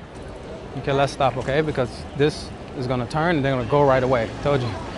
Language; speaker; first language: English; native; English